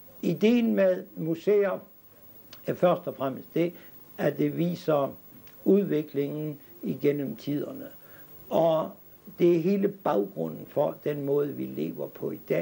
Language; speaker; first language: Danish; native; Danish